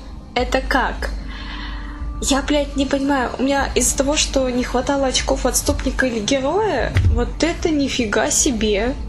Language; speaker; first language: Russian; native; Russian